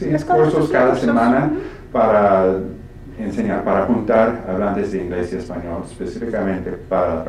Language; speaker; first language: Spanish; non-native, fluent; English